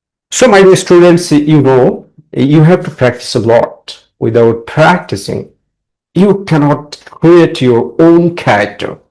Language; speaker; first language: English; non-native, local second language; Bangla